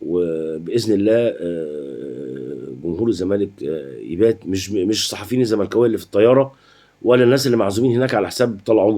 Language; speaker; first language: Arabic; native; Arabic